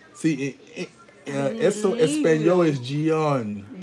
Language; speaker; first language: Spanish; non-native, learner; English